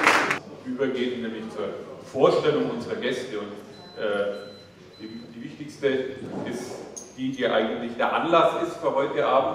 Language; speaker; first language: German; native; German